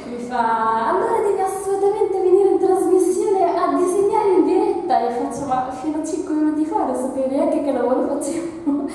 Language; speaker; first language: Italian; early bilingual, other home language; Arabic